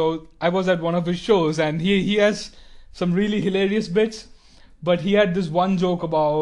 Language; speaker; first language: English; non-native, local second language; Tamil